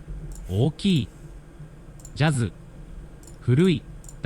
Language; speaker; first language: Japanese; non-native, learner; English